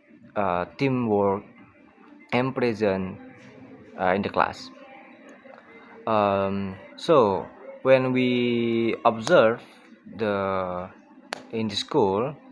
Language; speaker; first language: English; non-native, learner; Indonesian